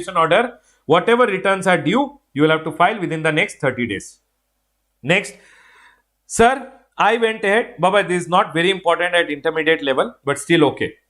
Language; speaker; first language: English; non-native, local second language; Hindi